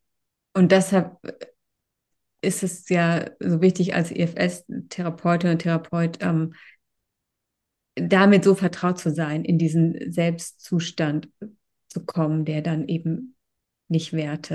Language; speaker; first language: German; native; German